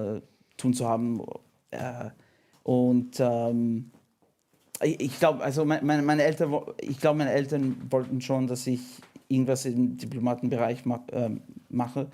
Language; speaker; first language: German; non-native, fluent; English